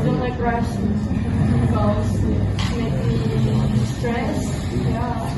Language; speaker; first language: English; non-native, learner; Indonesian